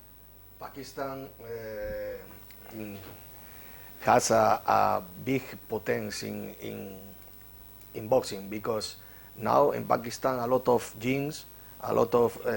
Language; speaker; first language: English; non-native, learner; Spanish